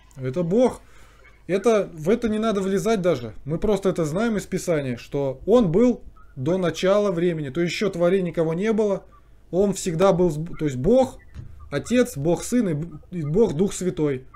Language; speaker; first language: Russian; native; Russian